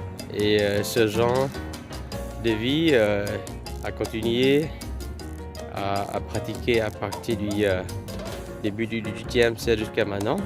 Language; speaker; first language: French; non-native, fluent; Vietnamese